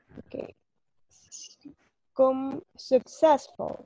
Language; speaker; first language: English; non-native, learner; Spanish